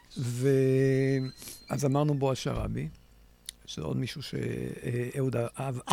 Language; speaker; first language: Hebrew; native; Hebrew